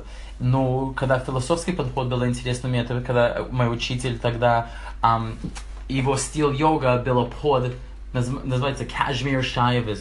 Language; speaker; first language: Russian; non-native, learner; English